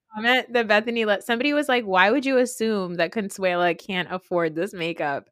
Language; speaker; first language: English; early bilingual, other home language; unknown